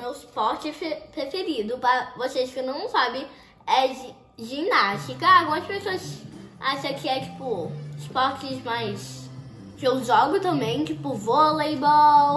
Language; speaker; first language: Portuguese; early bilingual, heritage; Portuguese